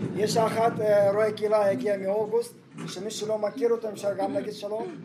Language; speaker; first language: Hebrew; non-native, fluent; Russian